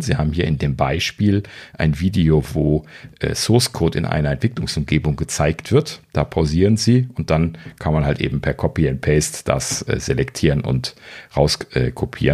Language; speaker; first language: German; native; German